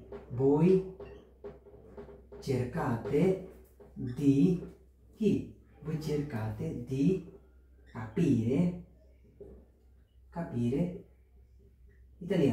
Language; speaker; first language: Italian; non-native, fluent; Bangla